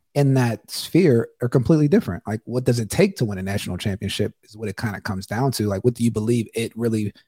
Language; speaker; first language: English; native; English